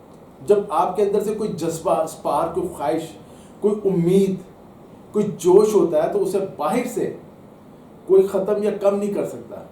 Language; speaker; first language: Urdu; native; Urdu